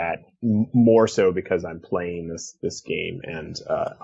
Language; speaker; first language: English; native; English